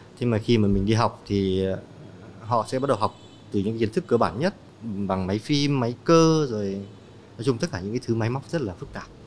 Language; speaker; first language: Vietnamese; native; Vietnamese